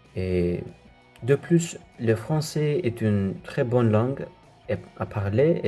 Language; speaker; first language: French; non-native, learner; Turkish